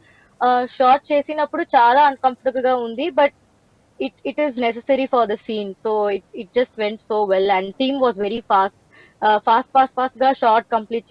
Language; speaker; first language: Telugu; non-native, learner; Tamil